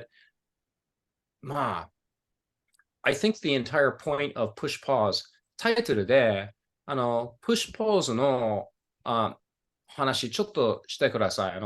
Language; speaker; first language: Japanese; non-native, fluent; English